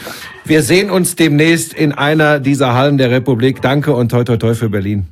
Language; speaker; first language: German; native; German